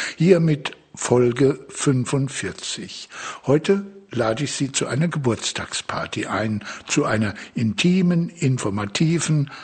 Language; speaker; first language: German; native; German